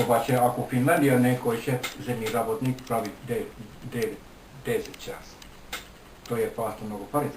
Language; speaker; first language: Bulgarian; non-native, learner; Finnish